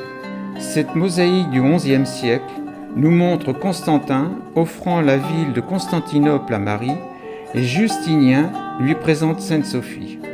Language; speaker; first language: French; native; French